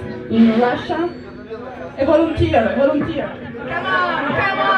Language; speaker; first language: English; non-native, fluent; Italian